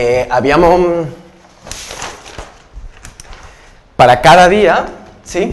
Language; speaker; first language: Italian; non-native, learner; Spanish